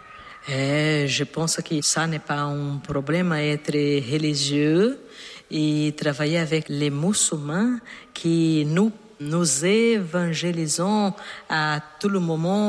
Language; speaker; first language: French; non-native, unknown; Portuguese